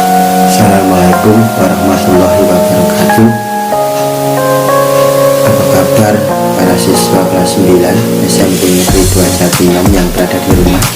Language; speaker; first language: Indonesian; native; Indonesian